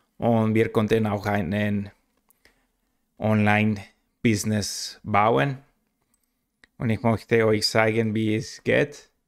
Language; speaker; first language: German; non-native, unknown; Spanish